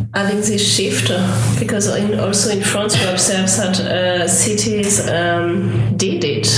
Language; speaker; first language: English; non-native, fluent; French